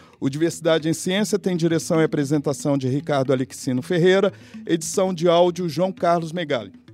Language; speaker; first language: Portuguese; native; Portuguese